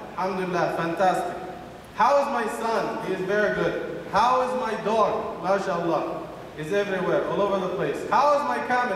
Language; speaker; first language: English; non-native, fluent; Arabic